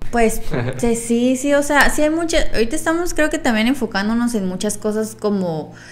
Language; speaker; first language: Spanish; native; Spanish